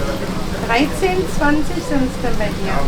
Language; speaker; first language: German; native; German